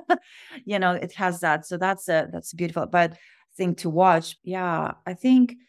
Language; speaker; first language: English; non-native, fluent; Russian